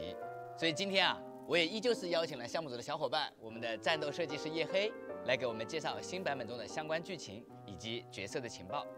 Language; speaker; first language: Chinese; native; Chinese